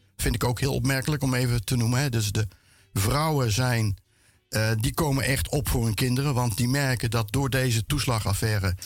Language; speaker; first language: Dutch; native; Dutch